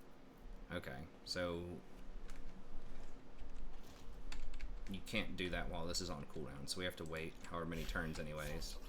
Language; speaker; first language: English; native; English